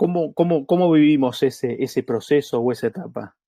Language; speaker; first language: Spanish; native; Spanish